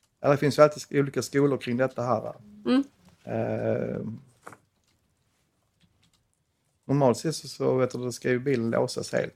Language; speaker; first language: Swedish; native; Swedish